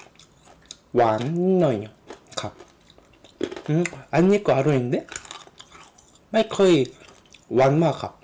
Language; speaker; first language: Thai; non-native, learner; Korean